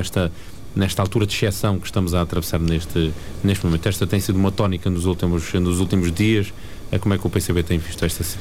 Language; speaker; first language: Portuguese; native; Portuguese